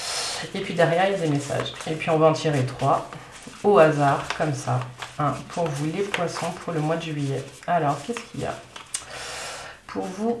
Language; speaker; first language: French; native; French